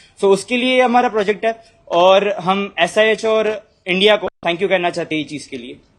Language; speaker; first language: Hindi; non-native, local second language; Gujarati